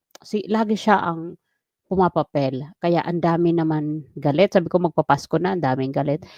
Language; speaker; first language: Filipino; non-native, local second language; Waray